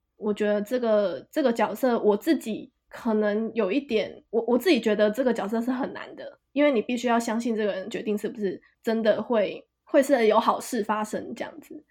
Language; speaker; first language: Chinese; native; Chinese